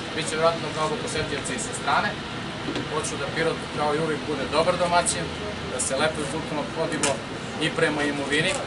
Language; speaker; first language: Serbian; native; Serbian